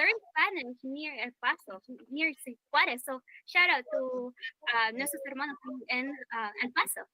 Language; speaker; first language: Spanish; non-native, fluent; English